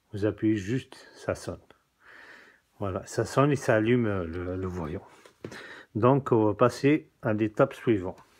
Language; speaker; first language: French; non-native, local second language; Kabyle